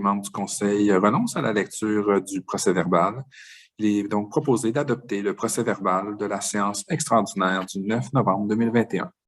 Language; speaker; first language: French; native; French